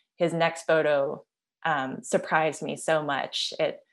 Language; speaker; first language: English; native; English